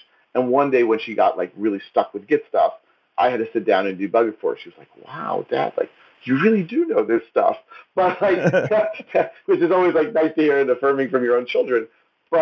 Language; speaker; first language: English; native; English